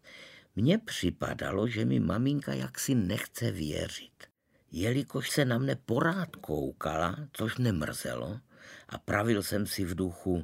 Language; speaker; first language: Czech; native; Czech